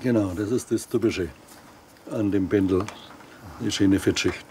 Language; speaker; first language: German; native; German